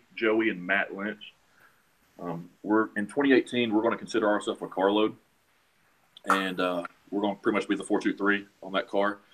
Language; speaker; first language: English; native; English